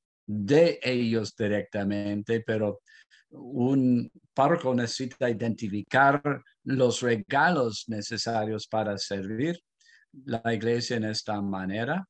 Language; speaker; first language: Spanish; non-native, fluent; English